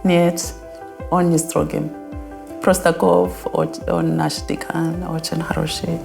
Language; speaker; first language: Russian; non-native, fluent; North Ndebele